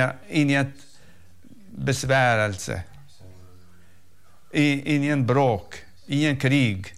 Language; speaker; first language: Swedish; non-native, fluent; Arabic